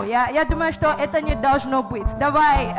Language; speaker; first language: Russian; non-native, fluent; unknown